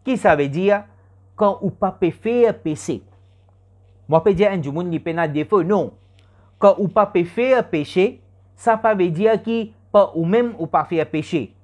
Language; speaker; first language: French; non-native, learner; Morisyen